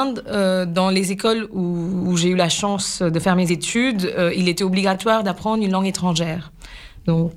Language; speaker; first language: French; non-native, fluent; Gujarati